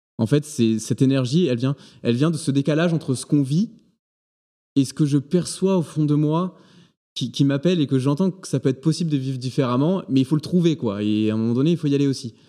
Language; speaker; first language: French; native; French